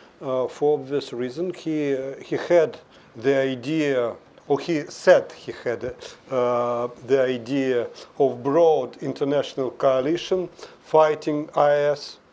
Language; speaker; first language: English; non-native, fluent; Russian